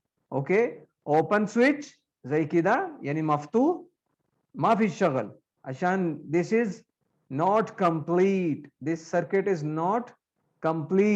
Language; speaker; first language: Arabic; non-native, learner; Urdu